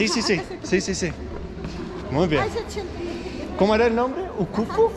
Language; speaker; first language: Spanish; non-native, learner; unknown